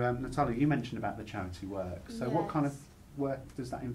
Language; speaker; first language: English; native; English